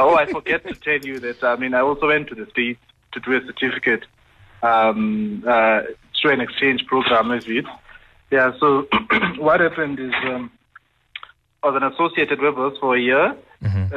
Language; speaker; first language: English; non-native, local second language; Xhosa